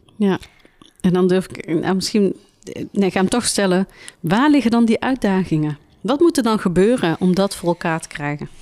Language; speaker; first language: Dutch; early bilingual, other home language; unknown